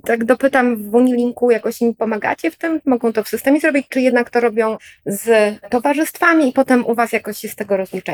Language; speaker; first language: Polish; native; Polish